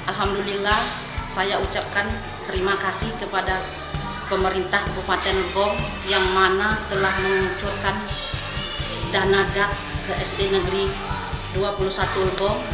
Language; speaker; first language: Indonesian; native; Indonesian